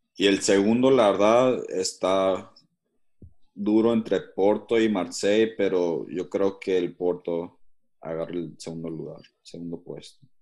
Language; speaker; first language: Spanish; early bilingual, heritage; Spanish